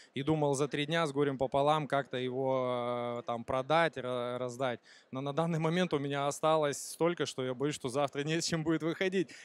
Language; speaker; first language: Russian; native; Russian